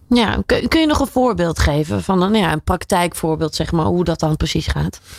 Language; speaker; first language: Dutch; native; Dutch